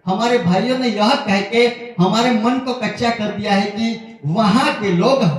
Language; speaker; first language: Hindi; non-native, local second language; Gujarati